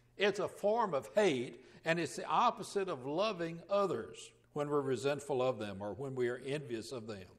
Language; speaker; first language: English; native; English